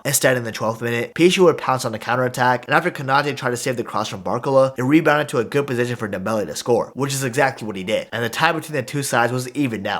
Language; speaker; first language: English; native; English